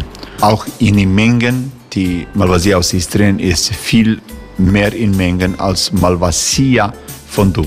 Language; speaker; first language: German; non-native, learner; Croatian